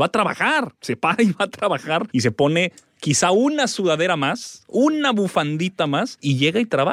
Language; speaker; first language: Spanish; native; Spanish